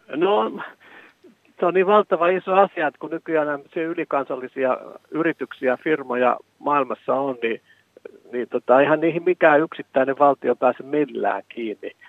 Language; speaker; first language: Finnish; native; Finnish